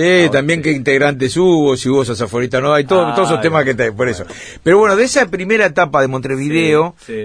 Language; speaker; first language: Spanish; native; Spanish